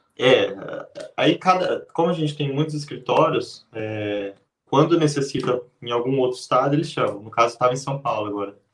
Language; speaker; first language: Portuguese; native; Portuguese